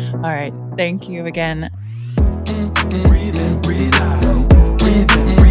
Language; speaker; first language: English; native; English